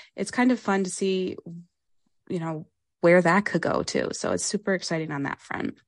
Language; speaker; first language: English; native; English